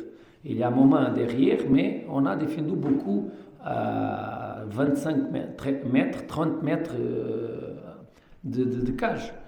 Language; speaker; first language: French; non-native, fluent; Portuguese